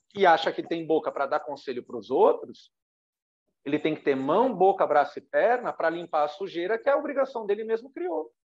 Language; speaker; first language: Portuguese; native; Portuguese